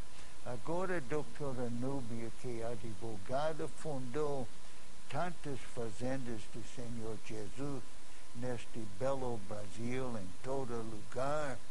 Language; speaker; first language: Portuguese; non-native, fluent; English